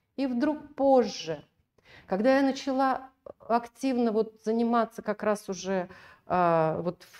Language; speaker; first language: Russian; native; Russian